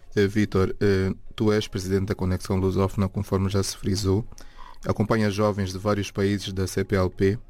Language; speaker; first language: Portuguese; native; Portuguese